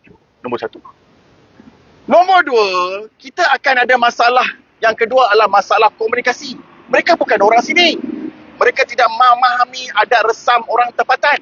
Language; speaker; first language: Malay; native; Malay